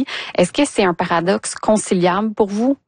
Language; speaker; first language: French; native; French